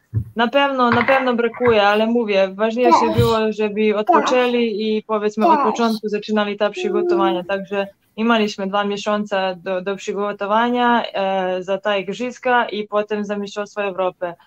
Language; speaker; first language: Polish; non-native, learner; Serbian